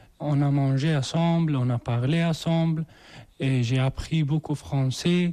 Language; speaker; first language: French; non-native, learner; Persian